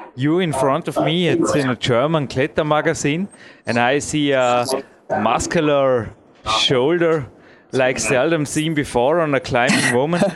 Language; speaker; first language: English; non-native, fluent; German